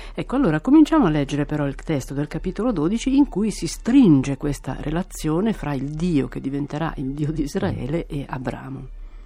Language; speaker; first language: Italian; native; Italian